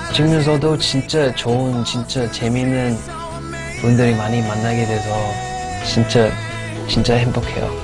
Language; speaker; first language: Korean; non-native, learner; English